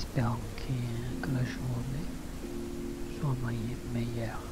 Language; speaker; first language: French; non-native, learner; Italian